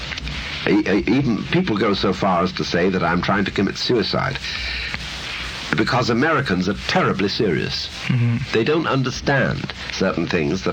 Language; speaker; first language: English; native; English